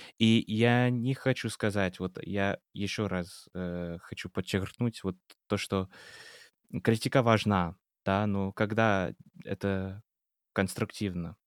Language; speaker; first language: Russian; non-native, fluent; English